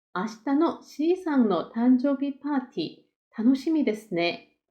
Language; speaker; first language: Japanese; non-native, fluent; Korean